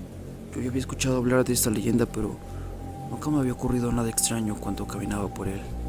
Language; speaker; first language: Spanish; native; Spanish